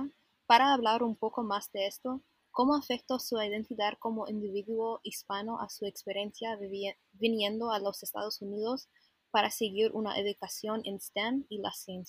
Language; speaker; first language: Spanish; non-native, fluent; English